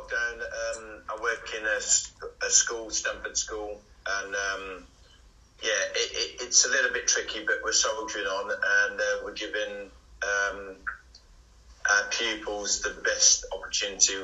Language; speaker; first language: English; native; English